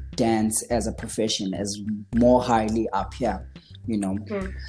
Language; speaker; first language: English; non-native, local second language; Zulu